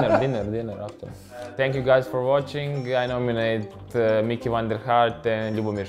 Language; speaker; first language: English; non-native, learner; Croatian